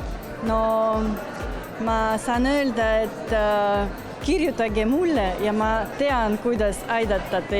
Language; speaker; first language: Estonian; non-native, local second language; Russian